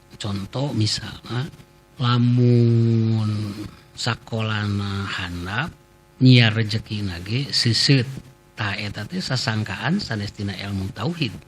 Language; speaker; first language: Sundanese; native; Sundanese